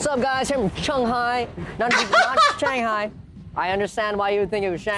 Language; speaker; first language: English; native; English